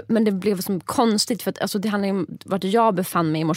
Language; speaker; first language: Swedish; native; Swedish